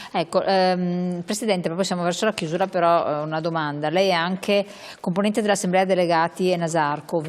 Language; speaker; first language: Italian; native; Italian